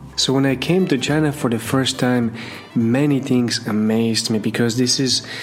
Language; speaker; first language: English; non-native, fluent; Slovak